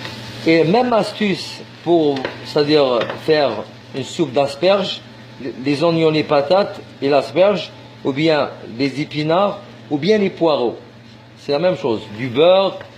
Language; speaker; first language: French; non-native, fluent; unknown